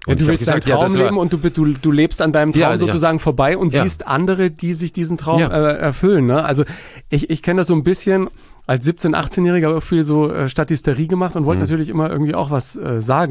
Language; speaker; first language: German; native; German